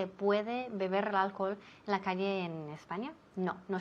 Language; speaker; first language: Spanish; non-native, fluent; English